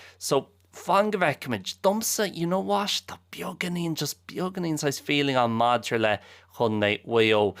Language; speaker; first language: Irish; native; Irish